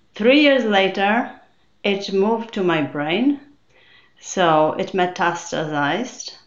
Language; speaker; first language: English; non-native, fluent; Polish